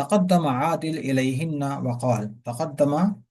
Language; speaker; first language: Arabic; non-native, fluent; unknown